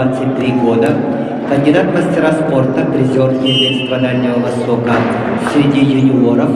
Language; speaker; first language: Russian; native; Russian